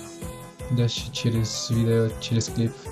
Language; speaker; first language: Russian; non-native, learner; Spanish